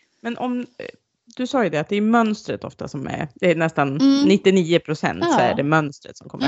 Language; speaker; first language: Swedish; native; Swedish